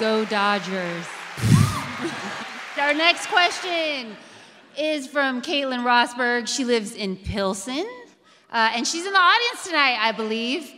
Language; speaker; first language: English; native; English